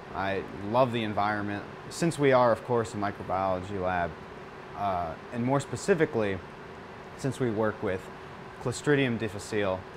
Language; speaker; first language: English; native; English